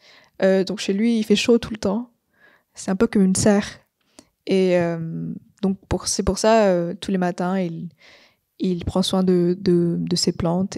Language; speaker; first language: French; non-native, fluent; Vietnamese